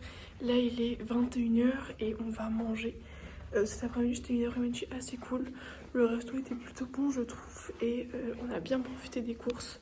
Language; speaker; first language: French; native; French